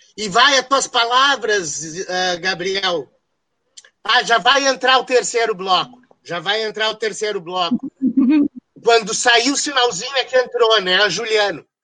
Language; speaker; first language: Portuguese; native; Portuguese